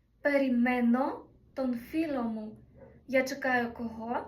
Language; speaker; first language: Greek; non-native, fluent; Ukrainian